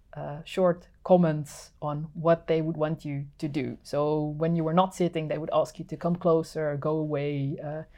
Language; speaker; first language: English; non-native, fluent; Dutch